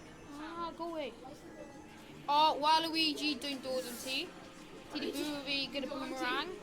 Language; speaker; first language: Welsh; non-native, local second language; English